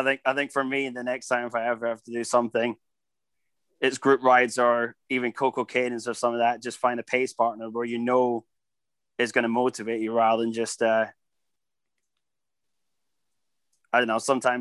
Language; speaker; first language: English; native; English